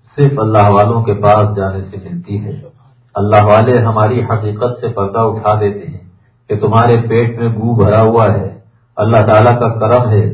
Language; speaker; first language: Urdu; native; Urdu